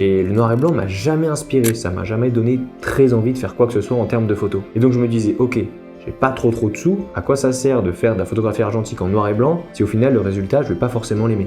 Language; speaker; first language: French; native; French